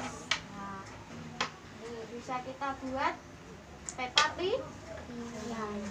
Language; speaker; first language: Indonesian; native; Indonesian